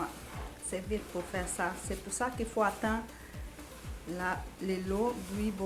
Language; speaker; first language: French; non-native, learner; Portuguese